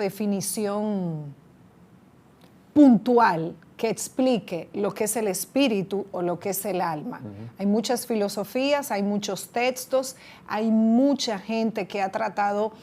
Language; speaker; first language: Spanish; native; Spanish